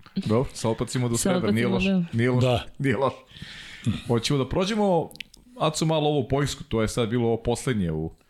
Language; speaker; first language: Serbian; native; Serbian